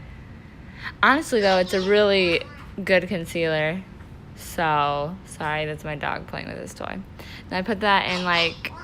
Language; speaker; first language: English; native; English